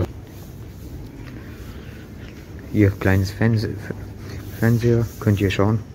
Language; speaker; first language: German; early bilingual, other home language; Turkish